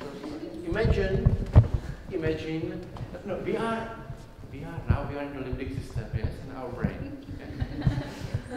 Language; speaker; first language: English; non-native, learner; Czech